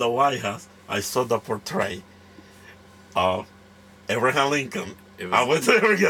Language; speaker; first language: English; non-native, fluent; Spanish